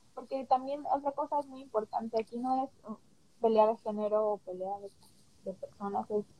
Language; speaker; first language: Spanish; native; Spanish